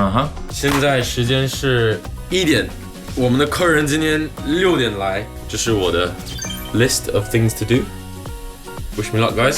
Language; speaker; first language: Chinese; non-native, local second language; English